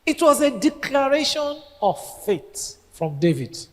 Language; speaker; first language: English; non-native, local second language; Yoruba